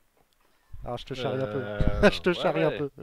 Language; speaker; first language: French; native; French